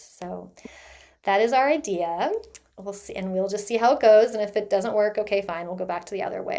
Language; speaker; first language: English; native; English